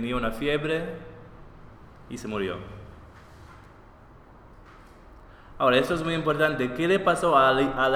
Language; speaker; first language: Spanish; non-native, fluent; English